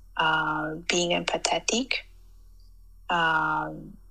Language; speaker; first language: English; early bilingual, heritage; Italian